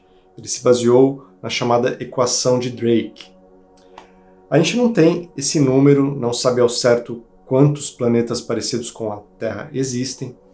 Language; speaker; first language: Portuguese; native; Portuguese